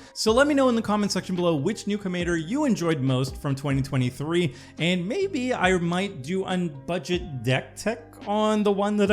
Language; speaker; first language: English; native; English